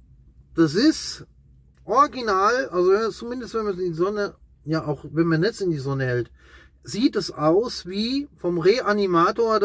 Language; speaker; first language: German; native; German